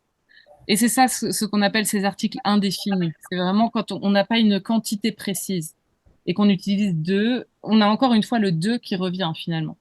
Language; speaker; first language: French; native; French